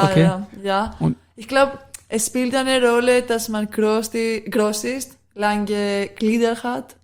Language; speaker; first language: German; non-native, fluent; Greek